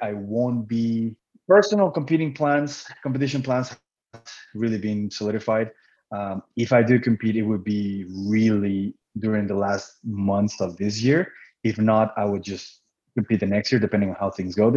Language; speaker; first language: English; non-native, fluent; Spanish